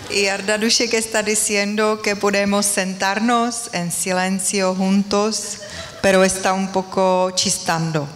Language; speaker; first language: Spanish; non-native, learner; Czech